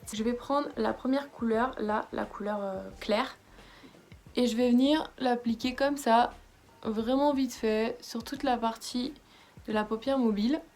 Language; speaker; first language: French; native; French